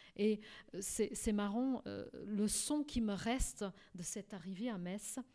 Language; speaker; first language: French; early bilingual, other home language; Portuguese